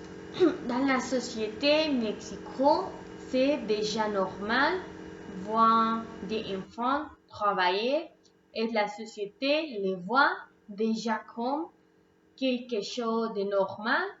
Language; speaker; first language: French; non-native, learner; Spanish